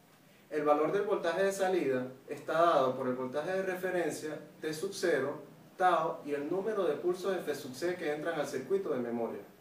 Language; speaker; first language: Spanish; native; Spanish